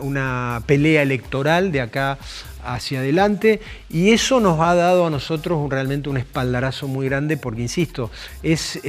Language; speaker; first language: Spanish; native; Spanish